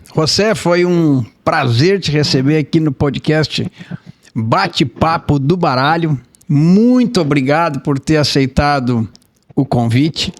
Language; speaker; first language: Portuguese; native; Portuguese